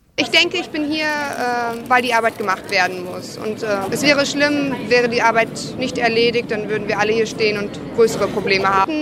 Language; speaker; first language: German; non-native, fluent; Ukrainian